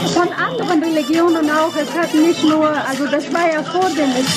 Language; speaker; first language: German; non-native, fluent; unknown